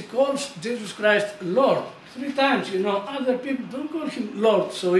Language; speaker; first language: English; non-native, fluent; Greek